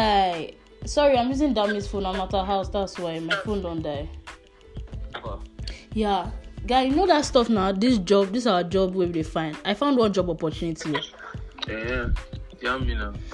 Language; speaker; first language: English; non-native, local second language; Igbo